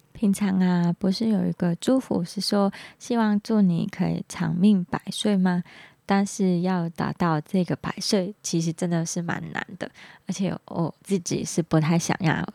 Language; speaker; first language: Chinese; non-native, local second language; Cantonese